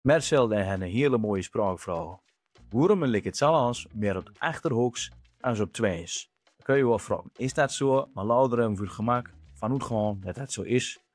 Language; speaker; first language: Dutch; native; Dutch